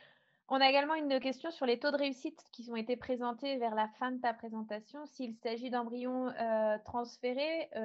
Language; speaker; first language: French; native; French